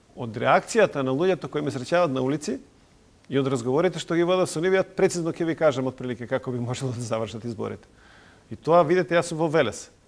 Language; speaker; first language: Macedonian; non-native, local second language; Serbian